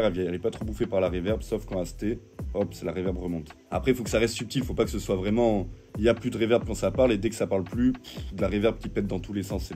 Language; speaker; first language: French; native; French